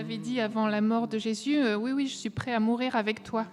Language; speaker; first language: French; native; French